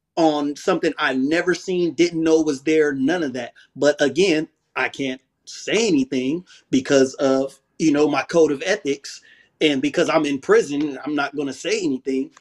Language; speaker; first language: English; native; English